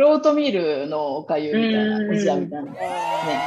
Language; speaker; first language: Japanese; native; Japanese